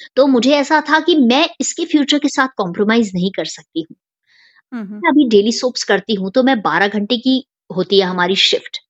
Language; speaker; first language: Hindi; native; Hindi